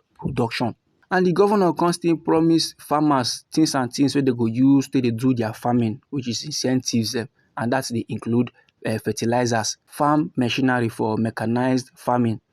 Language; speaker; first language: Nigerian Pidgin; native; Nigerian Pidgin